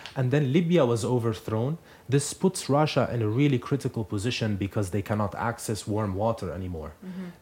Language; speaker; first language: English; non-native, fluent; Arabic